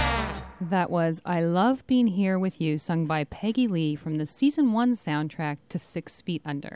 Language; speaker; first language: English; native; English